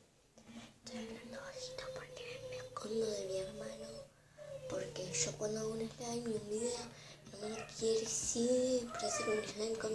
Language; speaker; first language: Spanish; native; Spanish